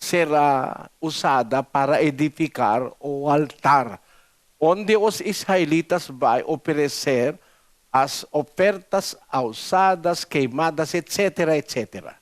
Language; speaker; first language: Portuguese; non-native, learner; Filipino